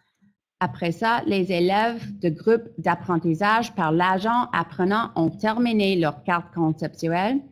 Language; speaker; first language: French; non-native, fluent; English